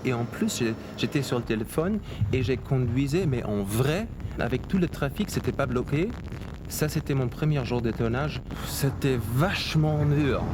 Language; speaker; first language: French; non-native, fluent; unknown